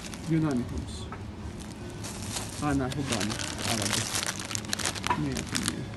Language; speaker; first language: Arabic; non-native, learner; Greek